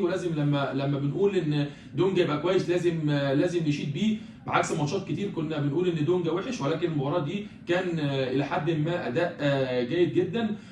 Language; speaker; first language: Arabic; native; Arabic